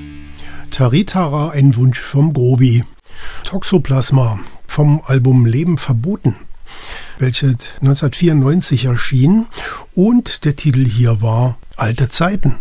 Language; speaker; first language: German; native; German